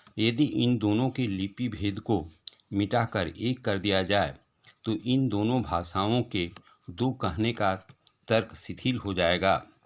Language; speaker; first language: Hindi; native; Hindi